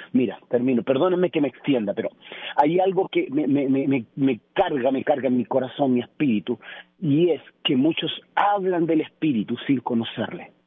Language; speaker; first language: Spanish; native; Spanish